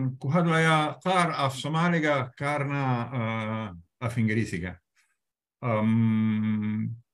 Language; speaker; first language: Somali; non-native, fluent; Italian